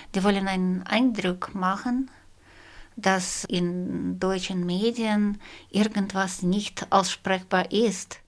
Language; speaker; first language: German; non-native, fluent; Russian